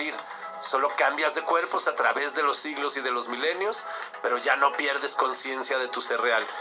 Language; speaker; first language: Spanish; native; Spanish